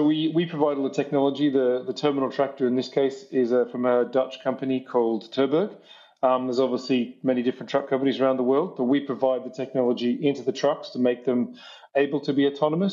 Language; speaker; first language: English; native; English